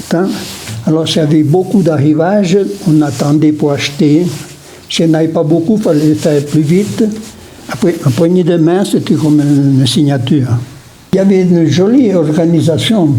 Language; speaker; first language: French; non-native, local second language; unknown